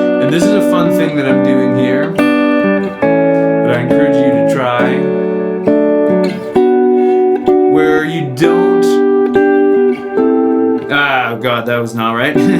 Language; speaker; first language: English; native; English